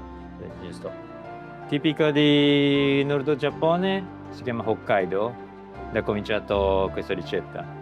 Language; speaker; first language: Italian; non-native, learner; Japanese